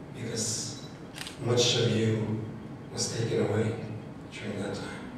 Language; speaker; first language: English; non-native, fluent; Cree